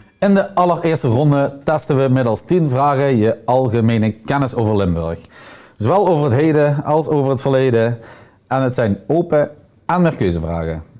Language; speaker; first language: Dutch; native; Dutch